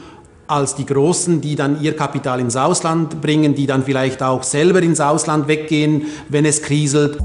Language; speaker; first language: German; native; German